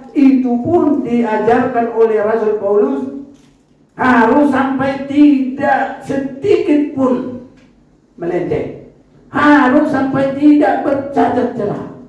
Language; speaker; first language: Indonesian; non-native, local second language; Batak Toba